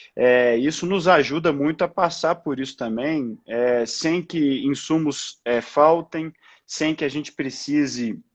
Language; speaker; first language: Portuguese; native; Portuguese